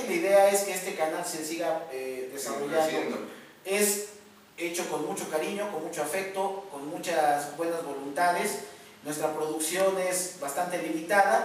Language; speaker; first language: Spanish; native; Spanish